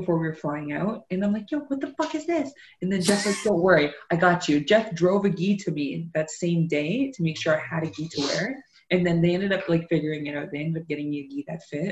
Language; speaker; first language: English; native; English